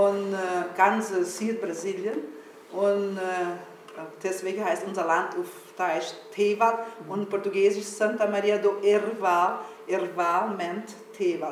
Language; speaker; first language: German; early bilingual, heritage; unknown